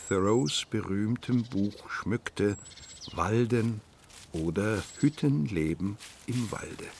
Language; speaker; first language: German; native; German